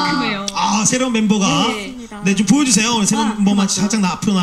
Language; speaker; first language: Korean; native; Korean